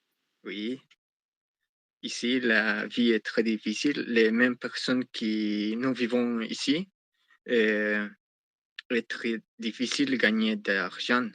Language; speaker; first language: French; non-native, learner; Spanish